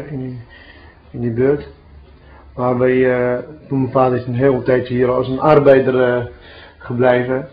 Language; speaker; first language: Dutch; early bilingual, other home language; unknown